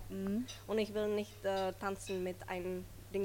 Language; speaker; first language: German; non-native, learner; Czech